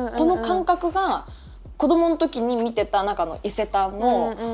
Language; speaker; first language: Japanese; native; Japanese